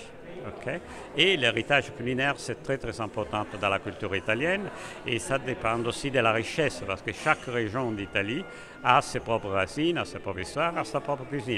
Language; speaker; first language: French; non-native, fluent; Italian